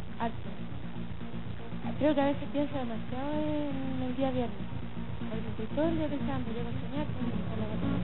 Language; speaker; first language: Spanish; native; Spanish